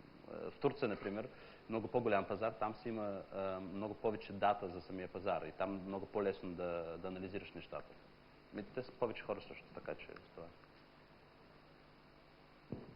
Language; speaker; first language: Bulgarian; non-native, fluent; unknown